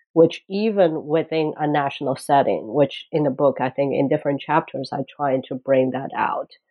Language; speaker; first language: English; non-native, fluent; Chinese